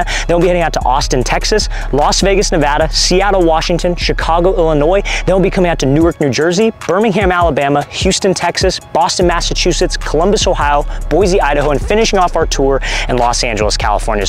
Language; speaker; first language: English; native; English